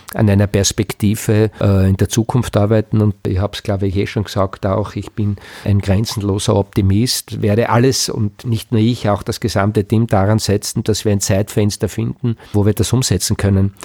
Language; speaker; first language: German; native; German